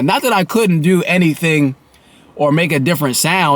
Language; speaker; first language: English; native; English